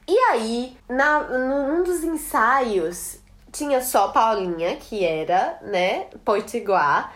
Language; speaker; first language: Portuguese; native; Portuguese